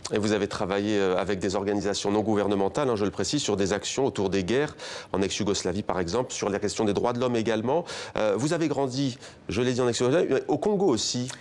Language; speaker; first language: French; native; French